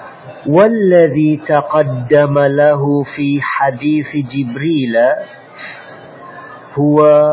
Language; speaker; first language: Arabic; non-native, fluent; Indonesian